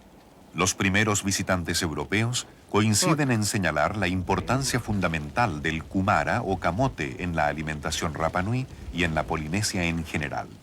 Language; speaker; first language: Spanish; native; Spanish